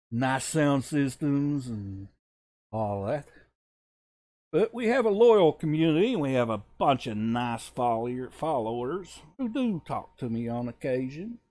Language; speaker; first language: English; native; English